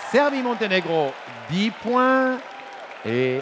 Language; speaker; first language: French; non-native, learner; Turkish